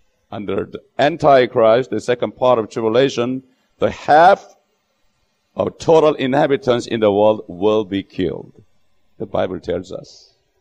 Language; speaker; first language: English; non-native, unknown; Korean